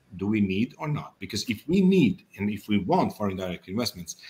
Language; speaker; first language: English; non-native, fluent; Serbian